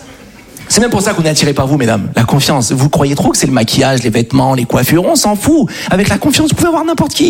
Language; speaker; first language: French; native; French